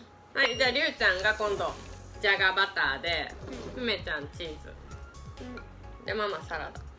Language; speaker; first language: Japanese; native; Japanese